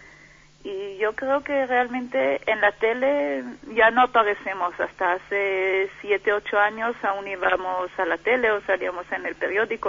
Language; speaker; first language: Spanish; non-native, fluent; Hebrew